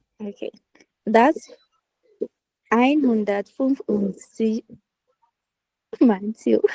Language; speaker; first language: German; non-native, learner; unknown